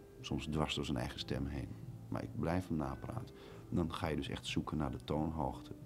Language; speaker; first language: Dutch; native; Dutch